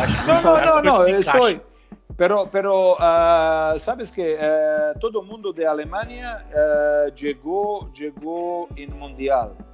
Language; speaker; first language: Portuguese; non-native, learner; Croatian